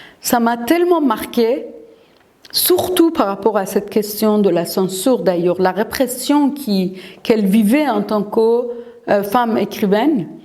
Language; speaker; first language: French; non-native, fluent; Persian